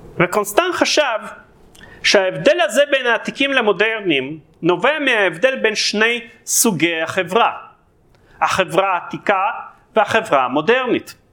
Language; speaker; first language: Hebrew; non-native, fluent; Russian